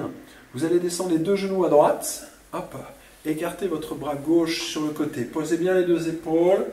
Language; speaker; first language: French; native; French